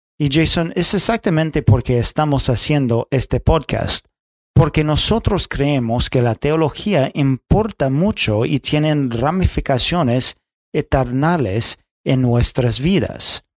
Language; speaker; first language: Spanish; non-native, fluent; English